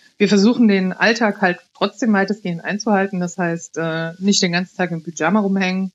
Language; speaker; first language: German; early bilingual, other home language; Italian